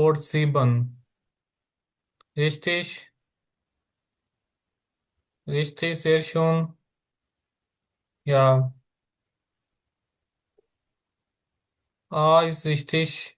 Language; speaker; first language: German; non-native, learner; Urdu